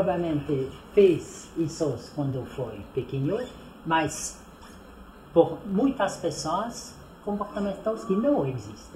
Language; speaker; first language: Portuguese; non-native, fluent; French